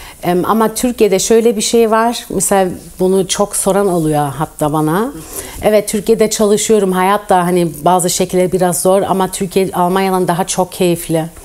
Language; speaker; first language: Turkish; early bilingual, heritage; Turkish